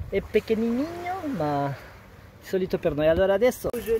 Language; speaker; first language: Italian; non-native, fluent; French